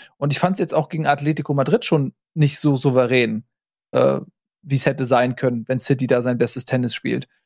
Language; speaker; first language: German; native; German